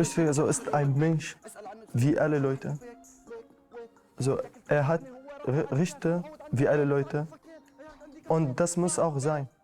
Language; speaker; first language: German; non-native, learner; Arabic